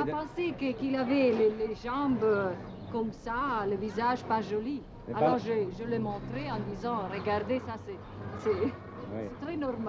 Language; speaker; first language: French; non-native, learner; Italian